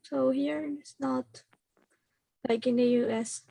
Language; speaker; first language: English; non-native, learner; Spanish